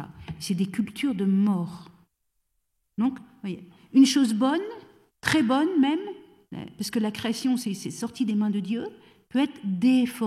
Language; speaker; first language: French; native; French